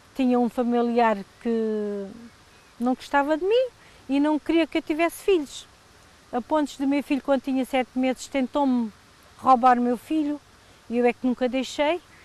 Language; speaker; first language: Portuguese; native; Portuguese